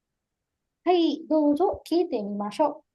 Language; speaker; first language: Japanese; non-native, fluent; Indonesian